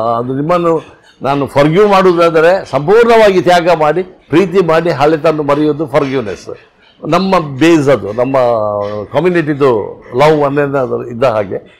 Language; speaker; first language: Kannada; non-native, local second language; Tulu